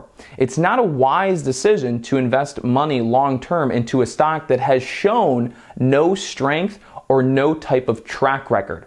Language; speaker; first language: English; native; English